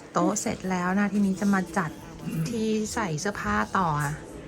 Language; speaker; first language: Thai; native; Thai